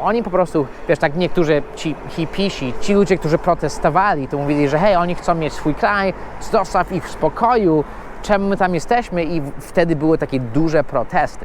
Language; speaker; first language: Polish; non-native, fluent; English